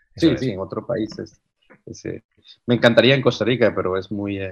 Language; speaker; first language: Spanish; native; Spanish